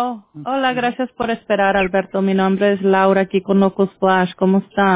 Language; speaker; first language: Spanish; early bilingual, heritage; Spanish